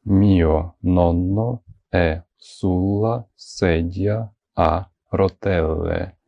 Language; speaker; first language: Italian; non-native, fluent; Ukrainian